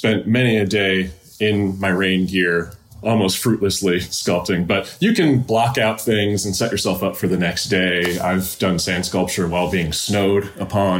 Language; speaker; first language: English; native; English